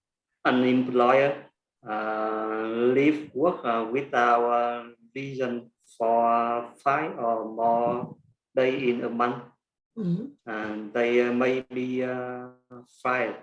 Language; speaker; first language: English; non-native, learner; Vietnamese